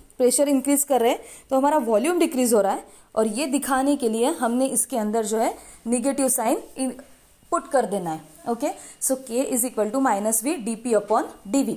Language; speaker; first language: Hindi; non-native, local second language; Marathi